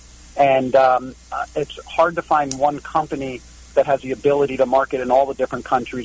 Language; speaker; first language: English; native; English